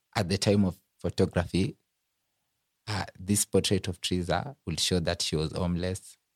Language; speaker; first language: English; non-native, local second language; Luo (Kenya and Tanzania)